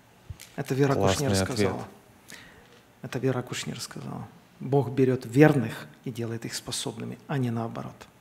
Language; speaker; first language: Russian; native; Russian